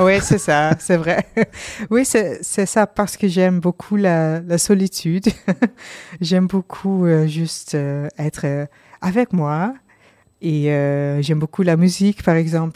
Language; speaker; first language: French; non-native, learner; Dutch